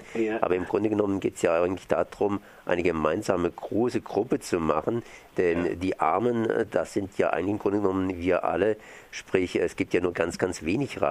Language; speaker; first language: German; native; German